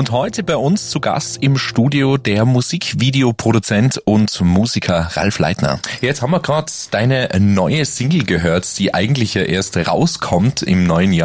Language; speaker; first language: German; native; German